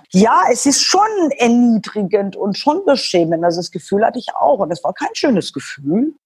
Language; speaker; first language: German; non-native, fluent; Persian